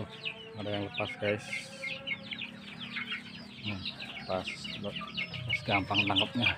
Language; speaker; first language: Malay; non-native, local second language; Javanese